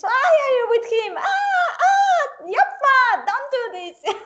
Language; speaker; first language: English; non-native, fluent; Serbian